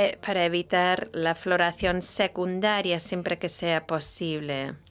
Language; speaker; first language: Spanish; non-native, fluent; Italian